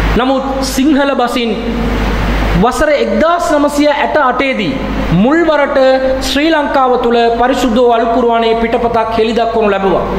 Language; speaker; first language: Sinhala; non-native, local second language; Tamil